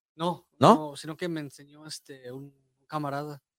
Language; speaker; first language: Spanish; early bilingual, heritage; Spanish